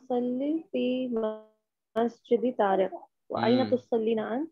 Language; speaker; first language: Arabic; non-native, learner; Urdu